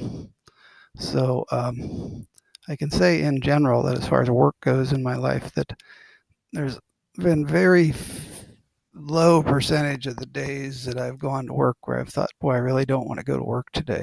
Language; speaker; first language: English; native; English